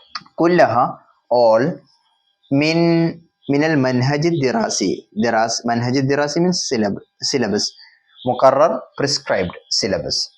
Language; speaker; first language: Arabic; non-native, fluent; Malayalam